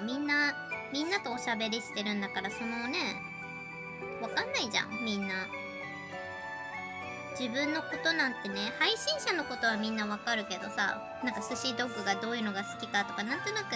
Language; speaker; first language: Japanese; native; Japanese